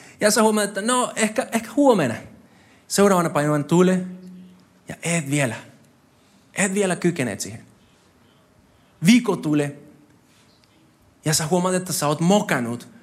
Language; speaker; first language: Finnish; non-native, fluent; Spanish